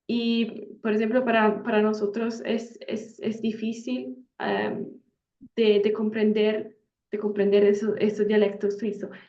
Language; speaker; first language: Spanish; non-native, fluent; Italian